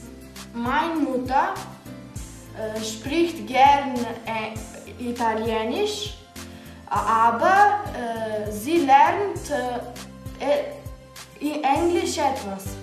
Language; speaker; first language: German; non-native, learner; Macedonian